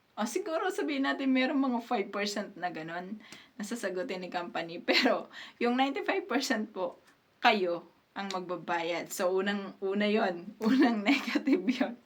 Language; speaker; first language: Filipino; native; Filipino